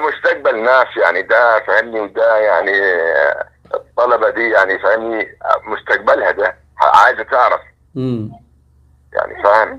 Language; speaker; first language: Arabic; native; Arabic